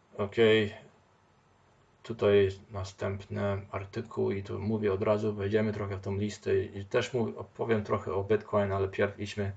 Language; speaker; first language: Polish; early bilingual, heritage; Polish